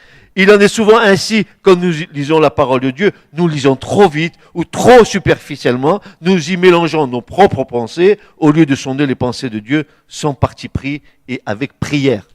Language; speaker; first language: French; native; French